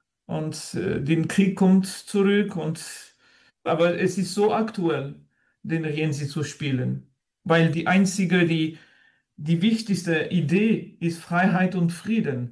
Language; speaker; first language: German; non-native, fluent; French